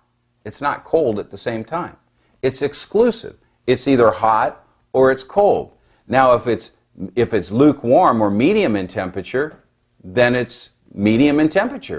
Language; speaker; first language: English; native; English